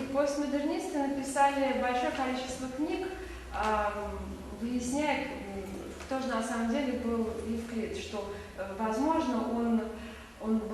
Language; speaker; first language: Russian; native; Russian